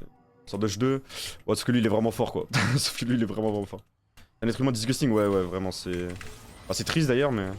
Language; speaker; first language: French; native; French